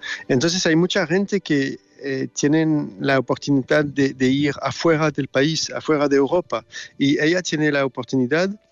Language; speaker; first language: Spanish; non-native, fluent; French